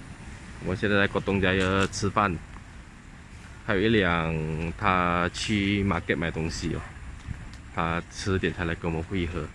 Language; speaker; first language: Chinese; native; Chinese